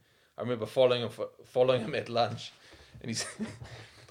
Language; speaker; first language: English; non-native, local second language; Afrikaans